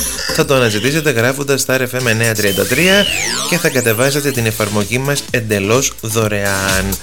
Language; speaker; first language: Greek; native; Greek